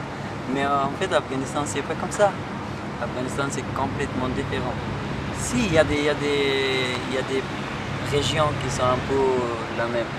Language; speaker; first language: French; non-native, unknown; Persian